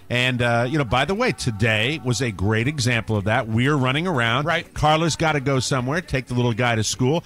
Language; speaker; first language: English; native; English